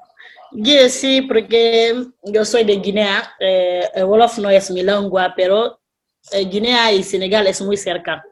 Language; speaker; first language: Spanish; non-native, learner; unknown